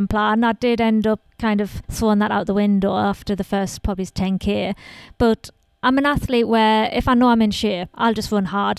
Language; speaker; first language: English; native; English